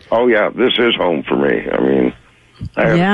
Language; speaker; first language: English; native; English